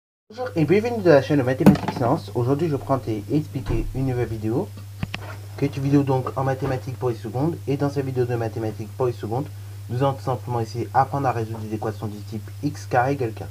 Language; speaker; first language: French; native; French